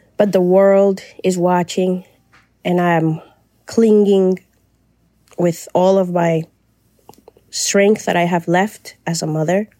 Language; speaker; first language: English; non-native, fluent; Spanish